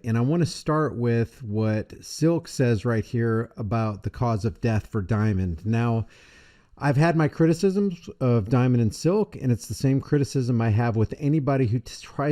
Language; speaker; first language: English; native; English